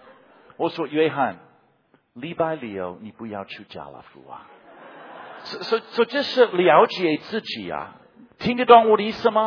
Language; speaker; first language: Chinese; non-native, fluent; English